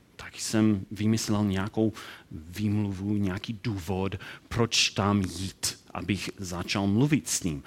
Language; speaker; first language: Czech; non-native, learner; English